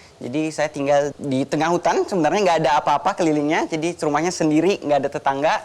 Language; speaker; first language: Indonesian; native; Indonesian